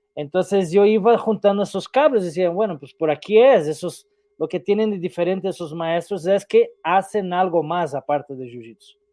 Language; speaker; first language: Spanish; non-native, fluent; Portuguese